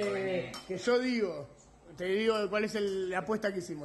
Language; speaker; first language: Spanish; native; Spanish